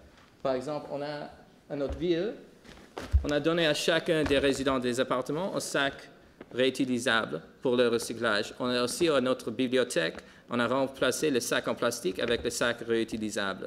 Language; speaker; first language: French; non-native, local second language; English